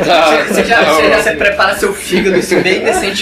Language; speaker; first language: Portuguese; native; Portuguese